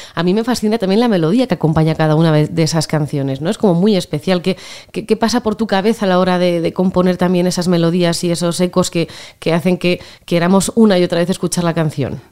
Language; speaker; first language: Spanish; native; Spanish